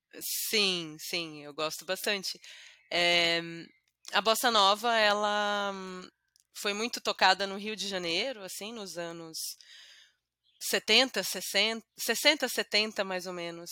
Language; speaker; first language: Portuguese; non-native, learner; English